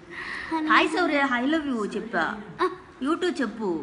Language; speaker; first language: Telugu; non-native, local second language; Malayalam